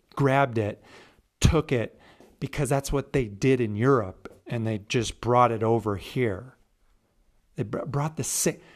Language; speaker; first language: English; native; English